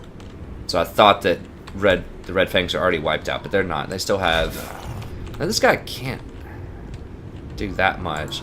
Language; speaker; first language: English; native; English